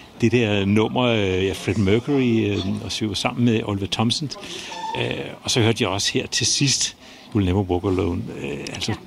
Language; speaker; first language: Danish; native; Danish